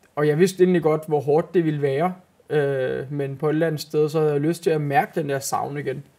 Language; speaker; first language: Danish; early bilingual, other home language; Turkish